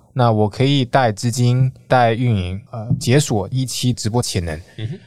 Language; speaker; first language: Chinese; native; Chinese